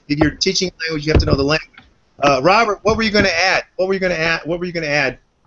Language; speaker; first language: English; native; English